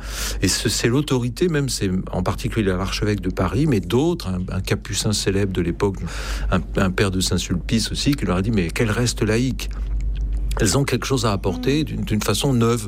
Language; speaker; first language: French; native; French